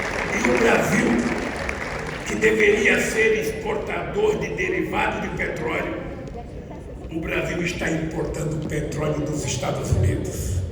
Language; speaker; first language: Portuguese; native; Portuguese